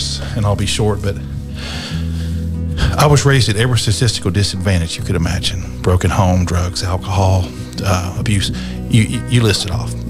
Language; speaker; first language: English; native; English